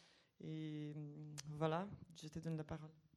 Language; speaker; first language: French; non-native, fluent; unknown